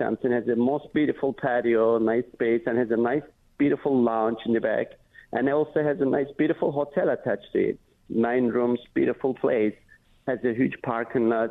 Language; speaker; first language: English; non-native, fluent; Turkish